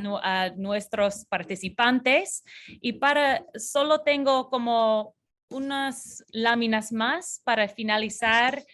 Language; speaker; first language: Spanish; non-native, fluent; English